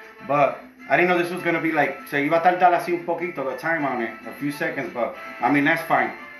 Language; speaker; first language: English; early bilingual, other home language; Spanish